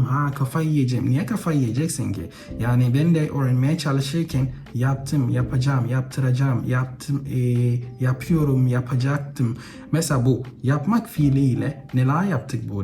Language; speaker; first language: Turkish; non-native, fluent; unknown